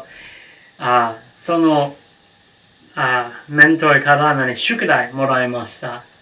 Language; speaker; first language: Japanese; non-native, learner; English